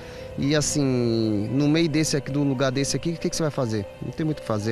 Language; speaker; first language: Portuguese; native; Portuguese